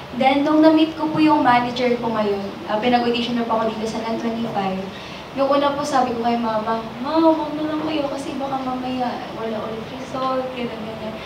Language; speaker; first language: Filipino; native; Filipino